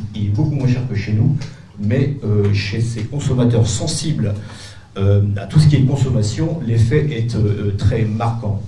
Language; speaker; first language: French; native; French